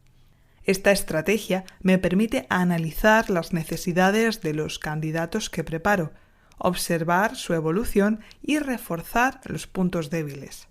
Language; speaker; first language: Spanish; native; Spanish